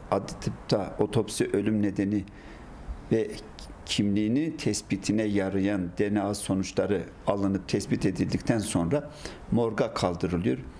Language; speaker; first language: Turkish; native; Turkish